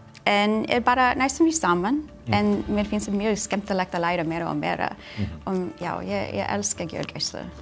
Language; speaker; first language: Icelandic; non-native, learner; English